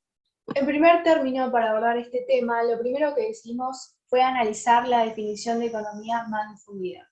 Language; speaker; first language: Spanish; native; Spanish